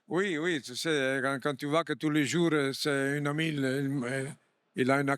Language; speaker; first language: French; non-native, fluent; Italian